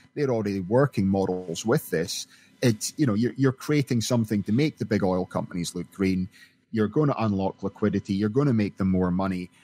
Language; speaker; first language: English; native; English